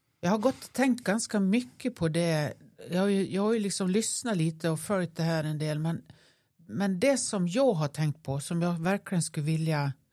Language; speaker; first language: Swedish; native; Swedish